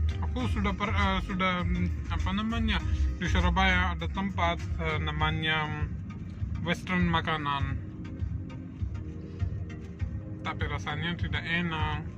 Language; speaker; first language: Indonesian; non-native, learner; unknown